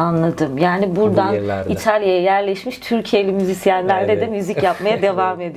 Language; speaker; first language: Turkish; native; Turkish